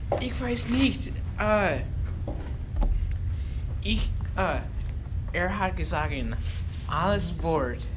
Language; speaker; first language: German; non-native, learner; English